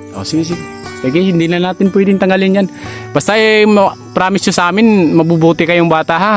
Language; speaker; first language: Filipino; non-native, local second language; Cebuano